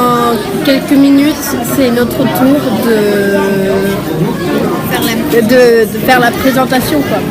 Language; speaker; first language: French; non-native, learner; Swedish